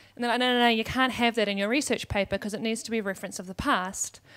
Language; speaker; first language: English; native; English